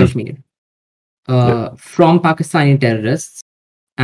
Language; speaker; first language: English; non-native, local second language; Hindi